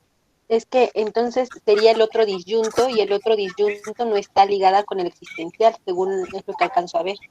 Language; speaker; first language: Spanish; native; Spanish